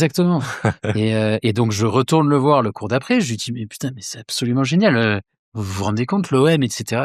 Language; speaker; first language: French; native; French